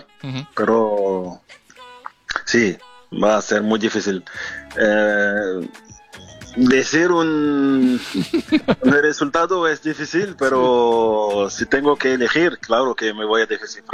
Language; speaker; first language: Spanish; non-native, fluent; French